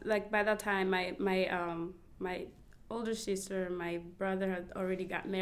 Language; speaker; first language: English; non-native, local second language; Kinyarwanda